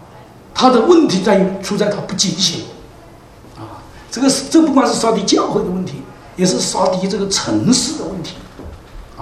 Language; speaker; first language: Chinese; native; Chinese